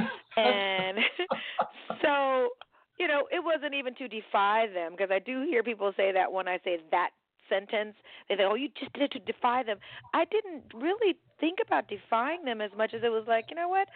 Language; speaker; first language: English; native; English